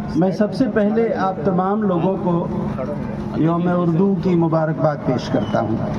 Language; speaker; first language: Urdu; native; Urdu